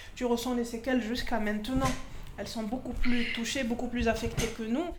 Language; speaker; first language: French; non-native, local second language; Arabic